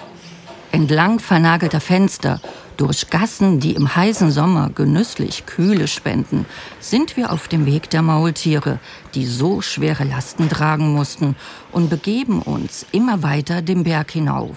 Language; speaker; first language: German; native; German